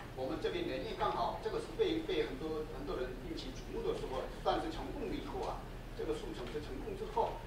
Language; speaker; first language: Chinese; non-native, fluent; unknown